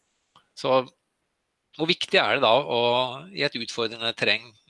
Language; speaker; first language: Norwegian; native; Norwegian